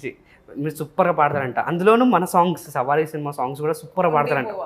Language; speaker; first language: Telugu; native; Telugu